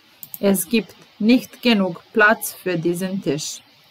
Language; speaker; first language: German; non-native, fluent; Serbian